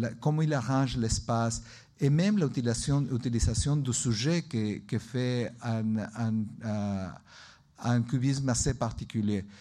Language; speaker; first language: French; non-native, learner; Spanish